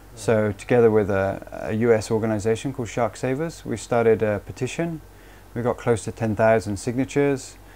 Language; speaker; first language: English; native; English